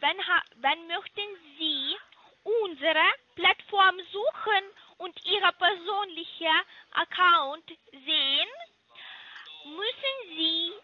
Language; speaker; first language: German; non-native, learner; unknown